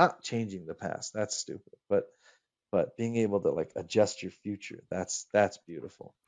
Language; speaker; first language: English; native; English